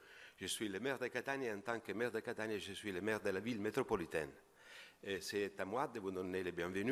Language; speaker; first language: French; non-native, fluent; Italian